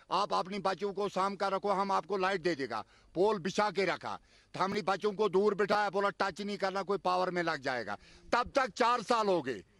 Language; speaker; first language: Hindi; non-native, local second language; Kashmiri